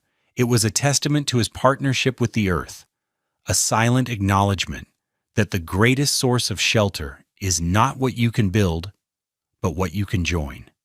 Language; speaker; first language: English; native; English